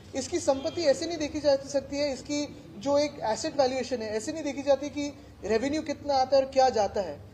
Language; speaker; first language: Hindi; non-native, local second language; Marathi